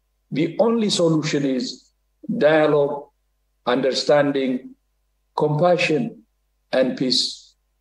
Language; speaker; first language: English; non-native, fluent; Tigrinya